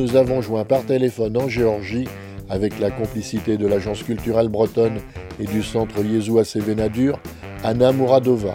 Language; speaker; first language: French; native; French